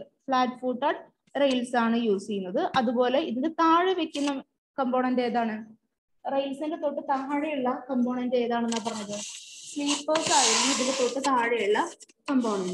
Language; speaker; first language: Malayalam; native; Malayalam